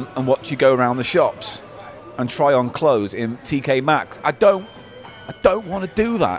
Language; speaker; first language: English; native; English